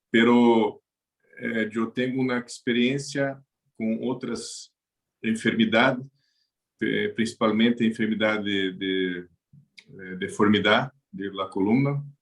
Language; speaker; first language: Spanish; non-native, learner; Portuguese